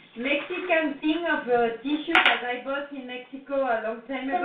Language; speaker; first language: English; non-native, fluent; Spanish